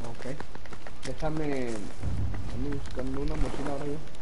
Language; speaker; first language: Spanish; early bilingual, heritage; Spanish